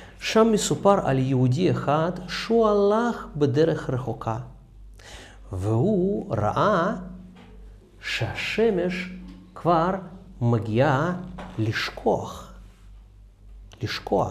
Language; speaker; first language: Hebrew; non-native, fluent; Russian